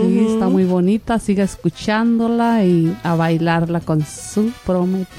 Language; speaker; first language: Spanish; native; Spanish